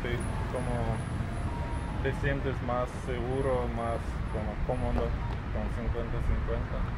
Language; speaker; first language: Spanish; non-native, fluent; Russian